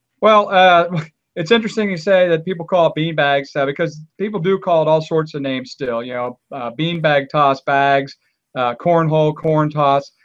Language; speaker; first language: English; native; English